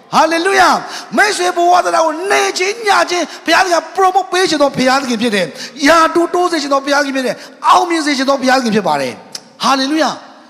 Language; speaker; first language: Burmese; non-native, local second language; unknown